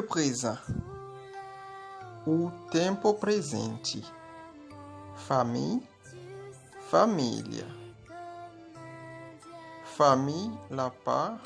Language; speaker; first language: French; non-native, local second language; Haitian Creole